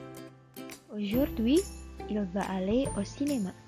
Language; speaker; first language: French; non-native, learner; Indonesian